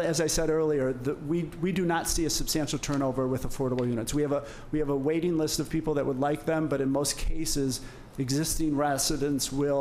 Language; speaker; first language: English; native; English